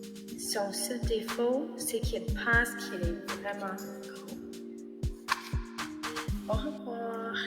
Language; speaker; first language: French; non-native, local second language; English